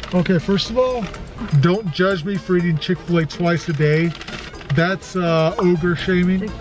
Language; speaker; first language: English; native; English